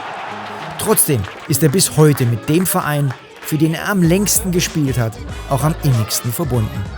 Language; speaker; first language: German; native; German